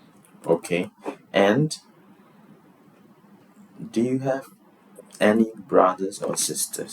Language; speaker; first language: English; non-native, fluent; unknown